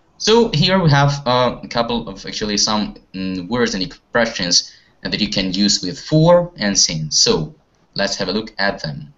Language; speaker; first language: English; non-native, fluent; Russian